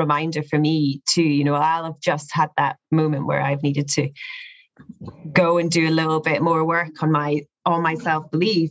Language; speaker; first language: English; native; English